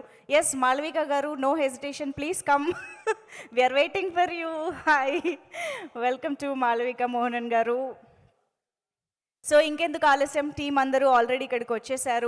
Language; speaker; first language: Telugu; native; Telugu